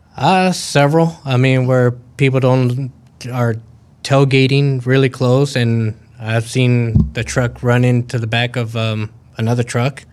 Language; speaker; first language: English; early bilingual, other home language; Spanish